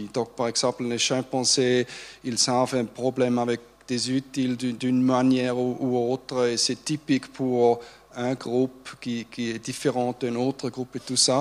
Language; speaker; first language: French; non-native, fluent; German